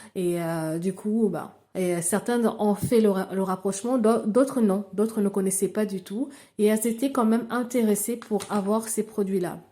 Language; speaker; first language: French; non-native, local second language; Lingala